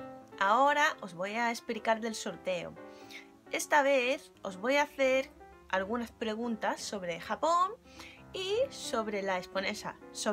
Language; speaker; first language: Spanish; non-native, fluent; Japanese